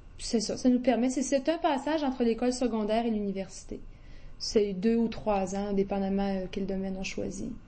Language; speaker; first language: French; native; French